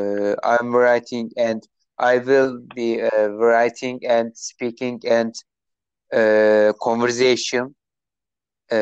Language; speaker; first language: English; non-native, learner; Turkish